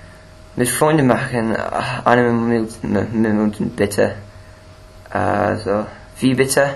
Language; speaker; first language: German; non-native, learner; English